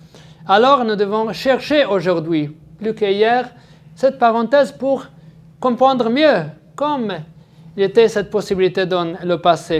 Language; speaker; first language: French; non-native, fluent; Arabic